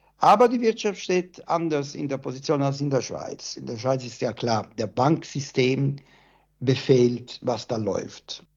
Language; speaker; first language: German; non-native, fluent; Italian